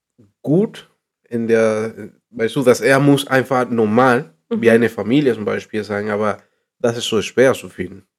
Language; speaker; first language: German; non-native, learner; Spanish